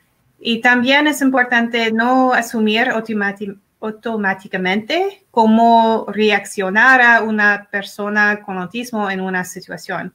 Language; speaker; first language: Spanish; non-native, learner; English